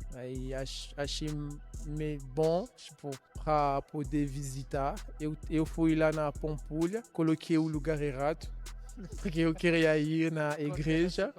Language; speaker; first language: Portuguese; non-native, learner; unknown